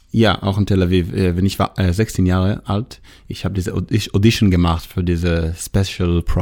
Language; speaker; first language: German; non-native, learner; Hebrew